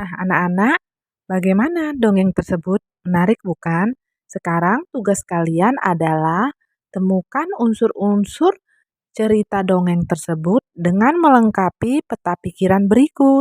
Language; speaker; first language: Indonesian; native; Indonesian